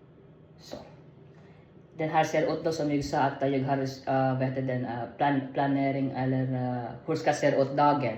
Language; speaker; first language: Swedish; non-native, learner; Filipino